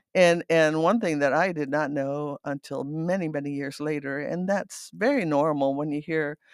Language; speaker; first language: English; non-native, fluent; Dutch